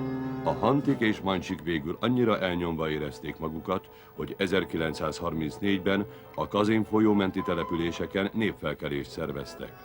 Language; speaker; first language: Hungarian; native; Hungarian